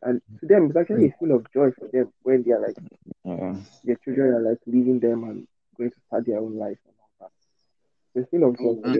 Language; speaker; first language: English; non-native, local second language; Yoruba